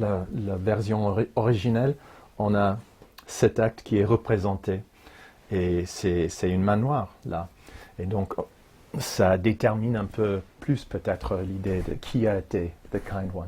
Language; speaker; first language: French; non-native, fluent; English